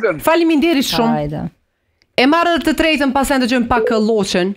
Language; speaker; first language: Albanian; native; Albanian